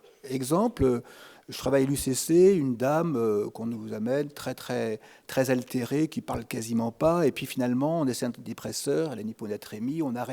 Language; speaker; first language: French; native; French